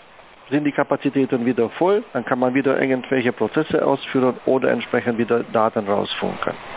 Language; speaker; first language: German; native; German